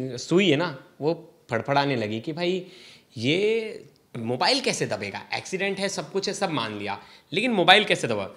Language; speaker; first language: Hindi; native; Hindi